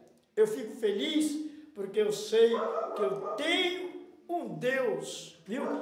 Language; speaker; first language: Portuguese; native; Portuguese